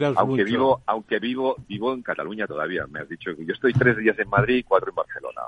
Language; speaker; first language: Spanish; non-native, local second language; Catalan